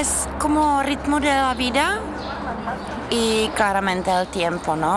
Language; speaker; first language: Spanish; non-native, learner; Czech